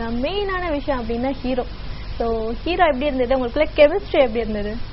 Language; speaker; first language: Tamil; native; Tamil